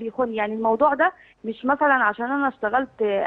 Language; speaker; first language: Arabic; native; Arabic